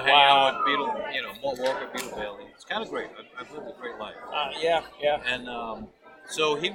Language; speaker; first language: English; native; English